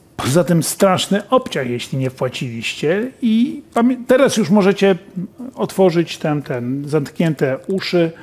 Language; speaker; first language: Polish; native; Polish